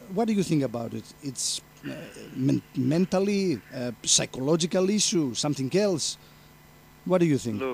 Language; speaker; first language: English; non-native, fluent; Greek